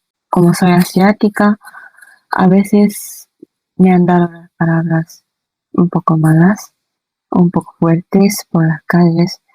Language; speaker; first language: Spanish; non-native, fluent; Korean